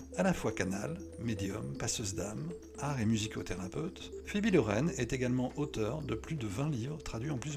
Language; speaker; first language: French; native; French